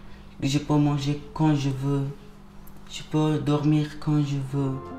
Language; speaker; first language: French; non-native, learner; Arabic